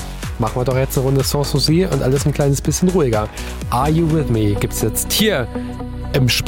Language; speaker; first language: German; native; German